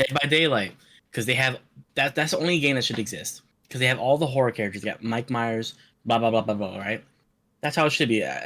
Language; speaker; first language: English; native; English